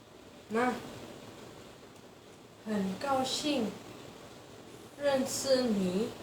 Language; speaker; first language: Chinese; non-native, fluent; Indonesian